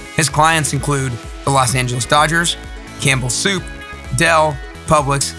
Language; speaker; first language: English; native; English